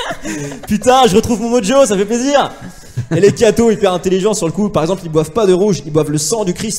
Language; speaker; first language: French; native; French